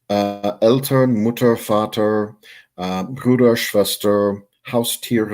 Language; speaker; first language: German; non-native, fluent; English